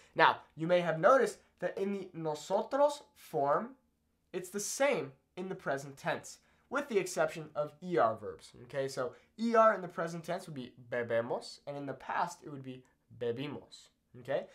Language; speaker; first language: English; native; English